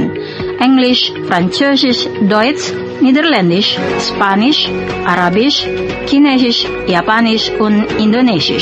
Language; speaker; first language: German; non-native, fluent; Indonesian